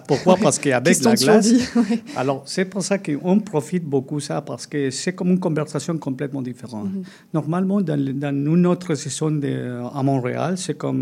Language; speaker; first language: French; non-native, fluent; Spanish